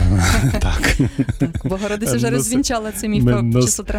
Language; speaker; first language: Ukrainian; native; Ukrainian